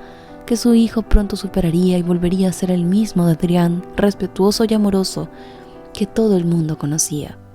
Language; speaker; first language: Spanish; native; Spanish